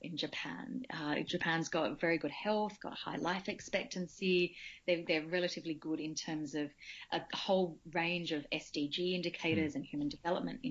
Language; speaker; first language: English; native; English